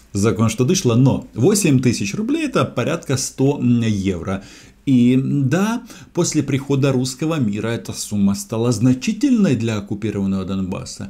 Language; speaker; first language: Russian; native; Russian